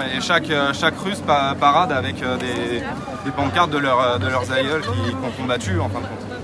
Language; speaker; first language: French; native; French